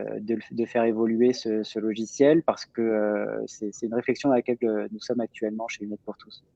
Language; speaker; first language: French; native; French